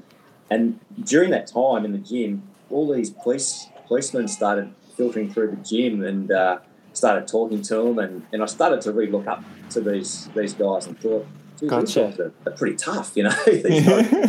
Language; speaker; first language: English; native; English